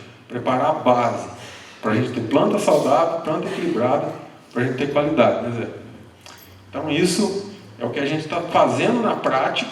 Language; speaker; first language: Portuguese; native; Portuguese